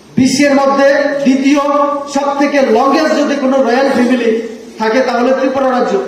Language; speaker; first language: Bangla; non-native, local second language; Kok Borok